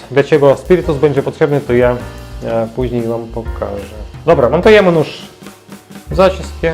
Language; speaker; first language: Polish; non-native, learner; Ukrainian